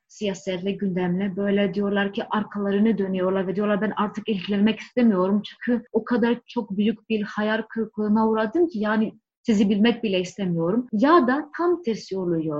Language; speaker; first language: Turkish; non-native, fluent; Greek